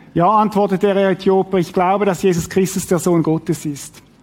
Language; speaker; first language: German; native; German